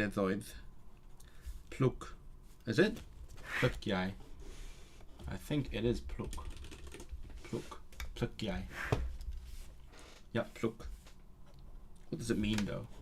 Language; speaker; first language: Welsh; non-native, learner; Cantonese